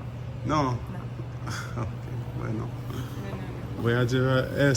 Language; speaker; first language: Spanish; non-native, learner; English